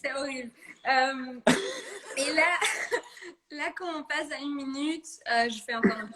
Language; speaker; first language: French; non-native, fluent; Dutch